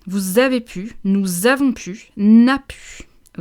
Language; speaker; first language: French; non-native, fluent; English